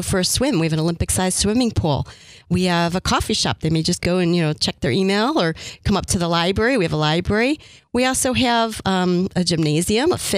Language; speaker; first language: English; native; English